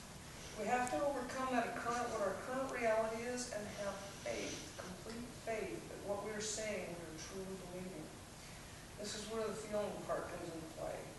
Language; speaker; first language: English; native; English